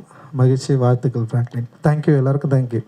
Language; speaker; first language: Tamil; native; Tamil